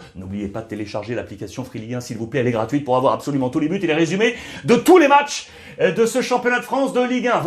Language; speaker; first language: French; native; French